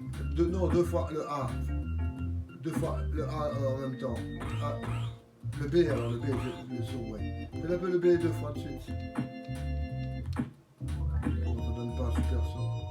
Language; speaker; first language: French; native; French